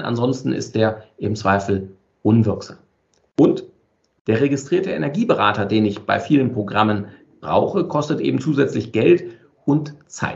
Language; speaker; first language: German; native; German